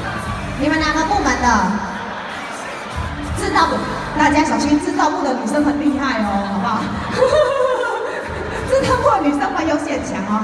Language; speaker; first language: Chinese; native; Chinese